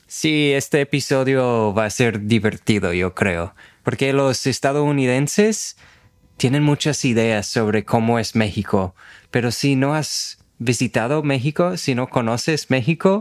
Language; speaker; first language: Spanish; non-native, fluent; English